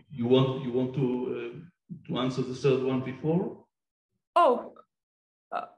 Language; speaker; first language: English; non-native, fluent; Hebrew